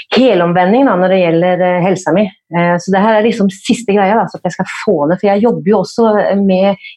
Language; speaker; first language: Norwegian; native; Norwegian